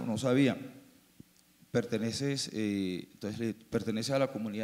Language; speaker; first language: Spanish; native; Spanish